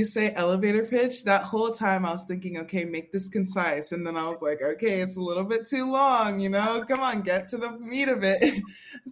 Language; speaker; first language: English; native; English